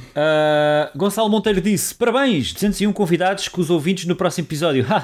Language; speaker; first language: Portuguese; native; Portuguese